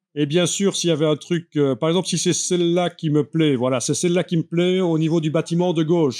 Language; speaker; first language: French; native; French